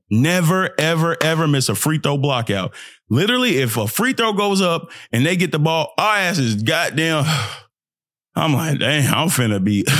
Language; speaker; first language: English; early bilingual, other home language; Yoruba